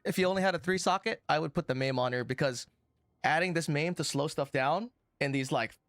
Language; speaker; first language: English; native; English